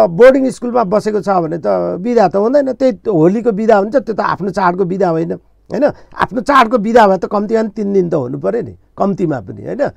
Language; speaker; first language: Nepali; non-native, local second language; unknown